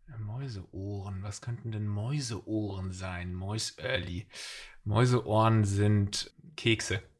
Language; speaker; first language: German; native; German